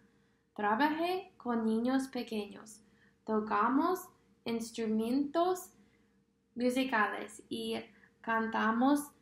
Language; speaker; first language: Spanish; non-native, fluent; English